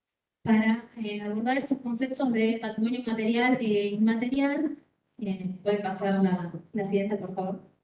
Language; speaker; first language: Spanish; native; Spanish